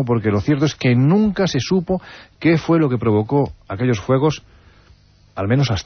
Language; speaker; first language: Spanish; native; Spanish